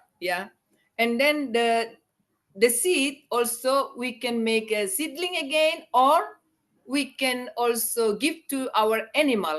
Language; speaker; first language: English; non-native, learner; Indonesian